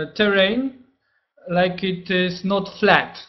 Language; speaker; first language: English; non-native, fluent; Polish